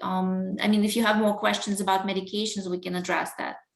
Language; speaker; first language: English; non-native, fluent; Russian